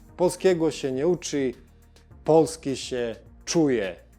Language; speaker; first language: Polish; non-native, learner; Serbian